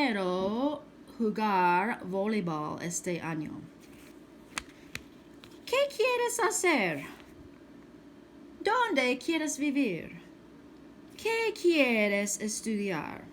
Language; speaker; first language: Spanish; non-native, fluent; English